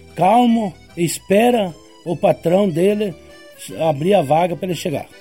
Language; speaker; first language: Portuguese; native; Portuguese